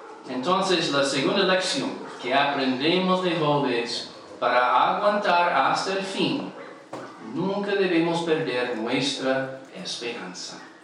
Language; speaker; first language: Spanish; non-native, learner; English